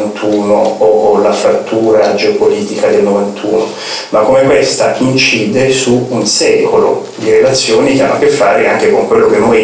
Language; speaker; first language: Italian; native; Italian